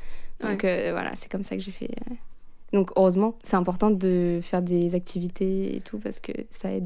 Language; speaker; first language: French; native; French